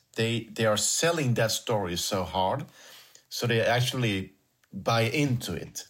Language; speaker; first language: English; non-native, fluent; Swedish